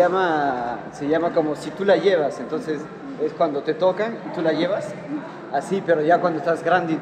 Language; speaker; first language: Spanish; native; Spanish